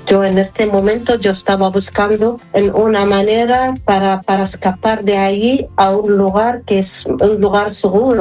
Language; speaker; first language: Spanish; non-native, learner; Arabic